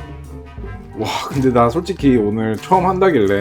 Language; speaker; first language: Korean; native; Korean